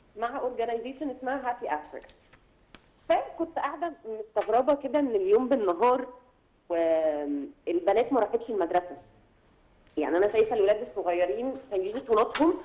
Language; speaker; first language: Arabic; native; Arabic